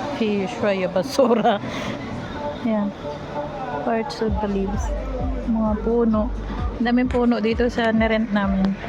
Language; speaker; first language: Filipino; non-native, local second language; Waray